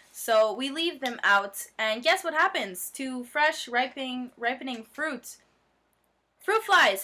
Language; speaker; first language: English; native; English